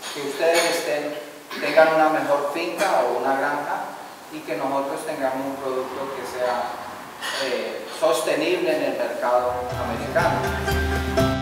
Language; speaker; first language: Spanish; native; Spanish